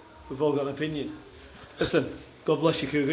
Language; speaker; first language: English; native; English